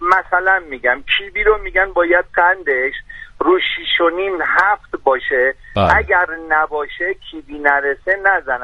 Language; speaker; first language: Persian; native; Persian